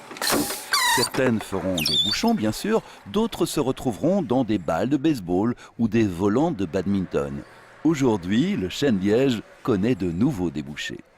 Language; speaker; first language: French; native; French